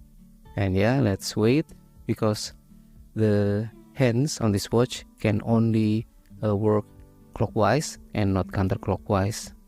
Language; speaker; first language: English; non-native, fluent; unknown